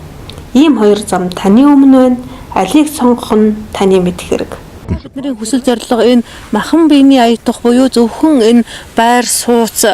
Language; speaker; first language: Mongolian; native; Mongolian